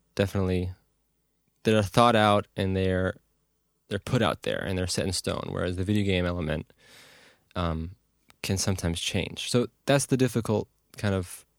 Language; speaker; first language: English; native; English